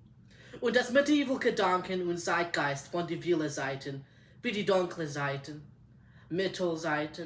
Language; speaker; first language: German; non-native, learner; English